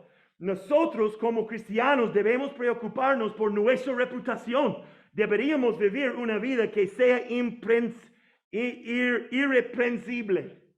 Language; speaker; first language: Spanish; non-native, fluent; English